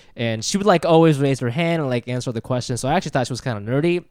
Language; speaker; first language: English; native; English